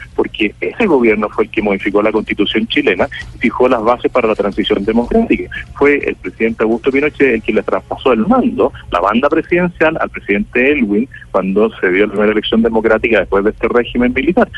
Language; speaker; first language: Spanish; native; Spanish